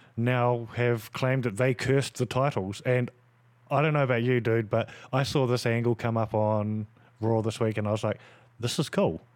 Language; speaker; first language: English; native; English